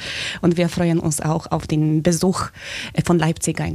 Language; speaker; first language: German; early bilingual, other home language; Polish